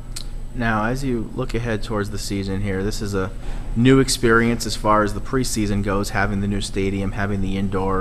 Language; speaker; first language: English; native; English